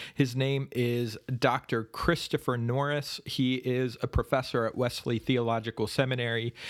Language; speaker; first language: English; native; English